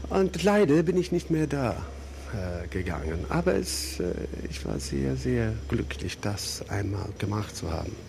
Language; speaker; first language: German; non-native, fluent; English